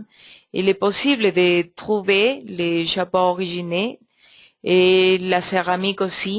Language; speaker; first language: French; non-native, learner; Spanish